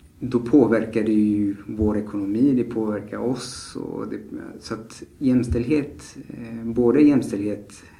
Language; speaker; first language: Swedish; early bilingual, other home language; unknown